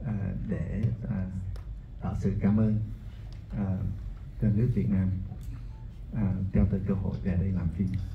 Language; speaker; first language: Vietnamese; early bilingual, heritage; Vietnamese